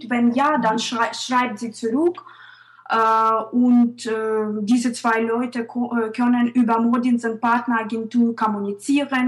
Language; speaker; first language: German; non-native, fluent; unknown